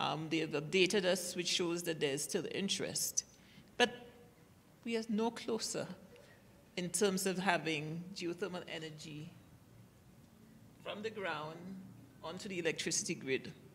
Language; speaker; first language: English; native; English